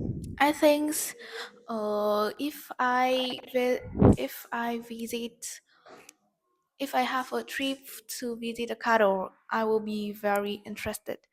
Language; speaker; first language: English; non-native, learner; Vietnamese